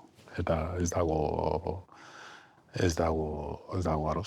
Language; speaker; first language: Basque; non-native, learner; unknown